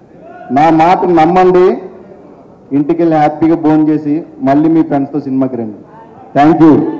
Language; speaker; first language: Telugu; native; Telugu